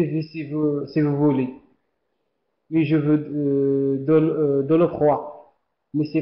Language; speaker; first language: French; non-native, learner; Arabic